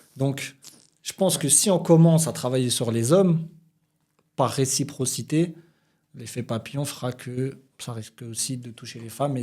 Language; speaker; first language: French; early bilingual, other home language; Portuguese